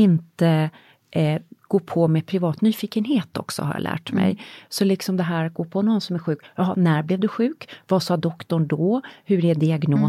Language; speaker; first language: Swedish; native; Swedish